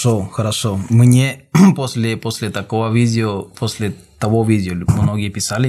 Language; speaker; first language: Russian; non-native, fluent; Spanish